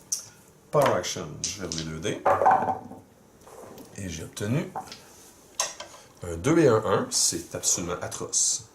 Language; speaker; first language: French; native; French